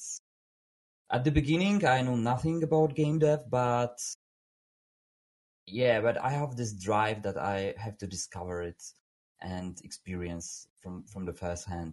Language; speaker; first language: English; non-native, fluent; Polish